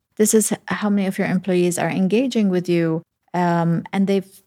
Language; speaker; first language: English; early bilingual, other home language; Arabic